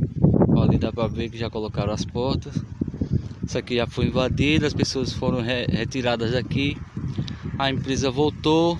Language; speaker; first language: Portuguese; native; Portuguese